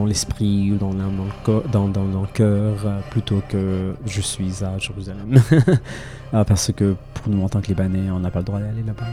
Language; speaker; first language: French; non-native, local second language; Arabic